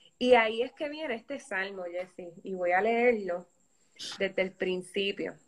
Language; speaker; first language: Spanish; native; Spanish